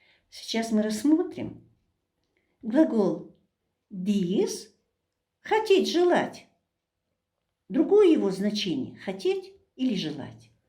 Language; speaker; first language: Russian; non-native, local second language; Chechen